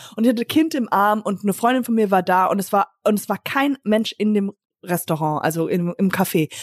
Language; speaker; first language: German; early bilingual, other home language; English